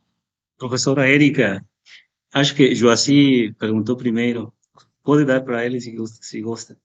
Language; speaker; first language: Portuguese; non-native, fluent; Spanish